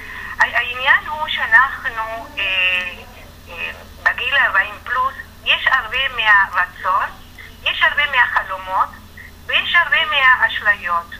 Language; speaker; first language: Hebrew; non-native, fluent; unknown